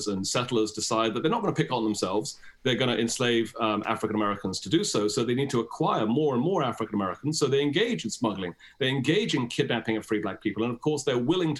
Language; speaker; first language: English; native; English